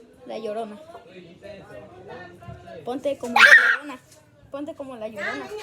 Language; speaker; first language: Spanish; native; Spanish